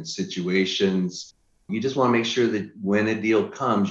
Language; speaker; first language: English; native; English